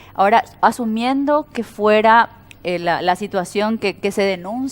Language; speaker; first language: Spanish; native; Spanish